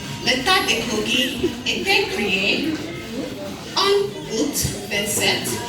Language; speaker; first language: French; non-native, learner; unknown